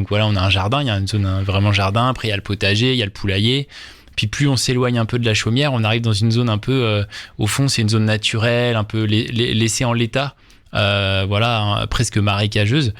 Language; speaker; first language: French; native; French